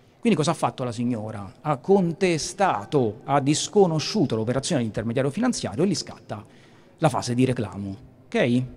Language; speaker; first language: Italian; native; Italian